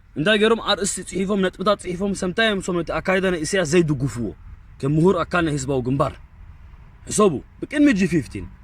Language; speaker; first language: Tigrinya; early bilingual, heritage; Tigrinya